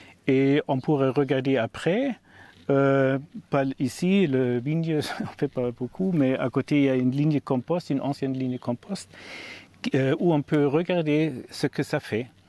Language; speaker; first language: French; non-native, learner; German